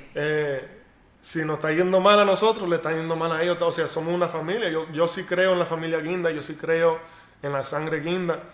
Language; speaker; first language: Spanish; early bilingual, heritage; Spanish